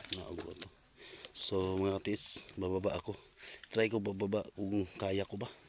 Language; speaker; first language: Filipino; non-native, local second language; Cebuano